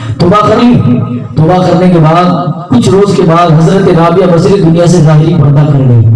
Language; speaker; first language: Urdu; non-native, local second language; Gujarati